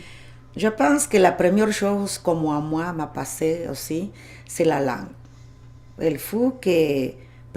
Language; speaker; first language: French; non-native, learner; Spanish